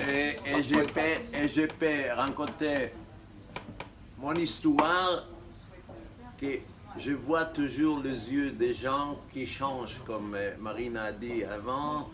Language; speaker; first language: French; non-native, fluent; Hebrew